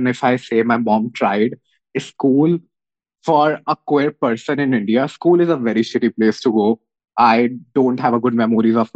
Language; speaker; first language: English; non-native, local second language; Hindi